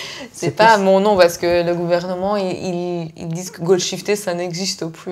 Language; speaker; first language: French; non-native, fluent; Persian